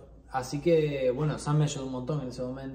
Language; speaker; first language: Spanish; native; Spanish